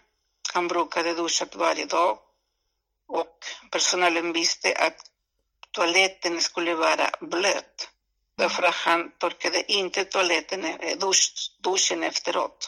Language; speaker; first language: Swedish; non-native, fluent; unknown